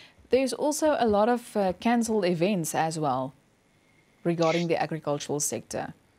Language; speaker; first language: English; non-native, local second language; Afrikaans